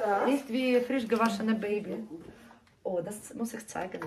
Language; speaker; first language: German; non-native, fluent; Russian